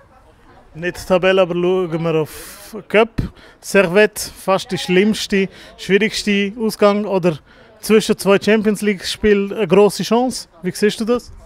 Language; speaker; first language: German; native; German